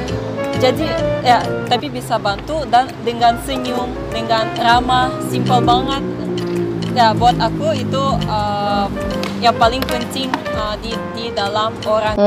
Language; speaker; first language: Indonesian; non-native, fluent; Russian